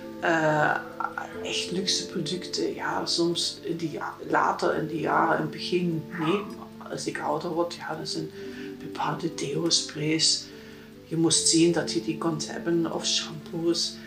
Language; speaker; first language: Dutch; non-native, fluent; German